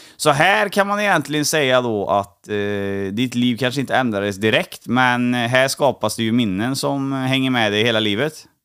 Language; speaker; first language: Swedish; native; Swedish